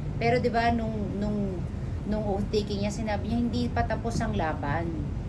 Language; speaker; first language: Filipino; native; Filipino